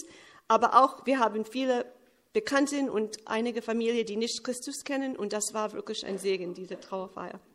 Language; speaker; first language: German; early bilingual, heritage; English